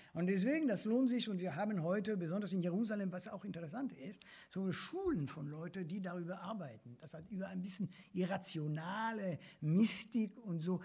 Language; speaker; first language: German; non-native, fluent; French